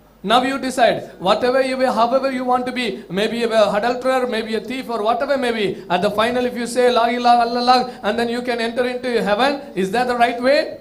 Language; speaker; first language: English; non-native, local second language; Tamil